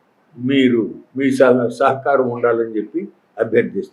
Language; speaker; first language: Telugu; native; Telugu